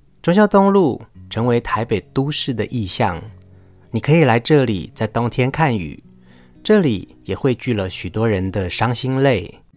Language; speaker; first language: Chinese; native; Chinese